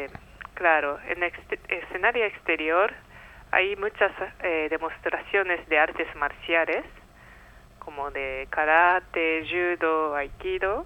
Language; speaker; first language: Spanish; non-native, fluent; Japanese